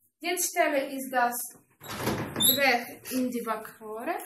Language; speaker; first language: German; non-native, learner; Russian